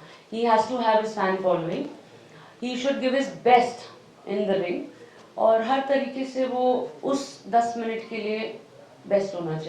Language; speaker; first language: Hindi; native; Hindi